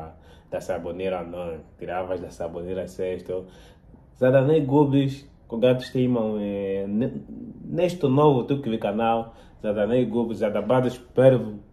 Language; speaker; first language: Bulgarian; non-native, learner; Portuguese